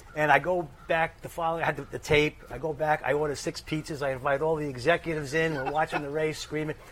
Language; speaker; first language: English; native; English